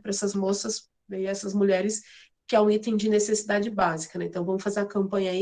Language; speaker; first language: Portuguese; native; Portuguese